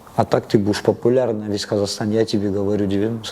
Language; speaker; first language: Russian; non-native, local second language; Kazakh